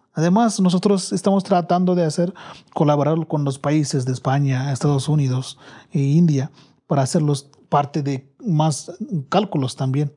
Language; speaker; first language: Spanish; non-native, learner; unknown